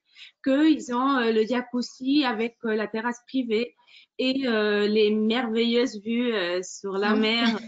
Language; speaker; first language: French; non-native, fluent; Spanish